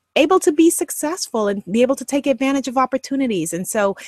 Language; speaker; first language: English; native; English